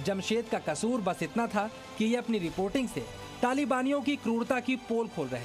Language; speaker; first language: Hindi; native; Hindi